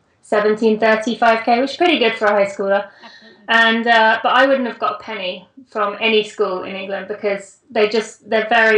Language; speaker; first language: English; native; English